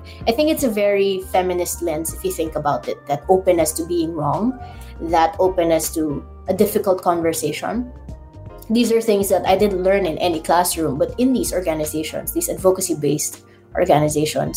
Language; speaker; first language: English; non-native, local second language; Iloko